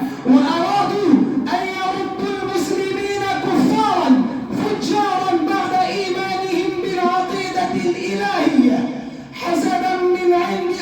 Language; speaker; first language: Arabic; non-native, learner; Urdu